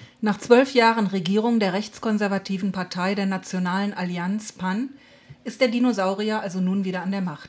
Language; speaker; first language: German; native; German